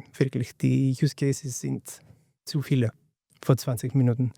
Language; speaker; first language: German; non-native, fluent; Greek